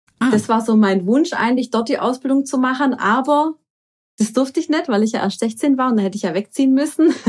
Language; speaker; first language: German; early bilingual, other home language; Croatian